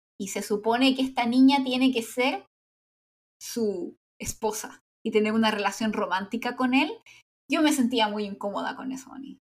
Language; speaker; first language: Spanish; native; Spanish